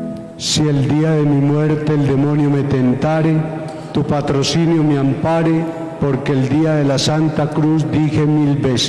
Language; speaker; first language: Spanish; native; Spanish